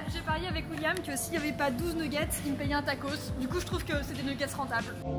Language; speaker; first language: French; native; French